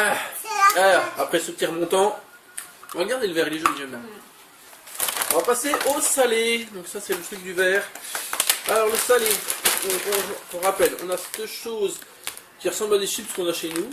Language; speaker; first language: French; native; French